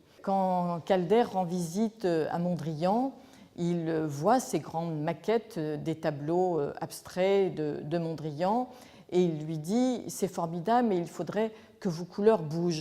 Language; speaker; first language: French; native; French